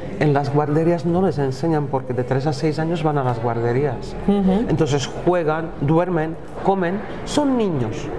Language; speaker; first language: Spanish; non-native, fluent; Slovak